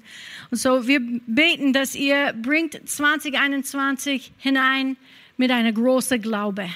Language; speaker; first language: German; non-native, fluent; English